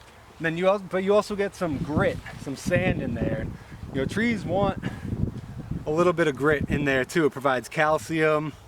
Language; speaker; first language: English; native; English